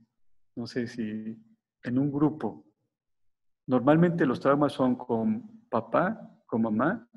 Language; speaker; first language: Spanish; native; Spanish